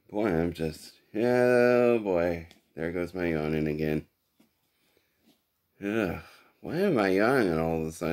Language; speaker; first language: English; native; English